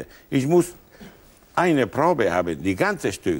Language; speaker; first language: German; non-native, learner; Italian